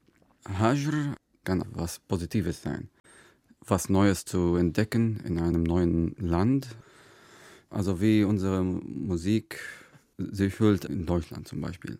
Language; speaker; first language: German; non-native, fluent; Arabic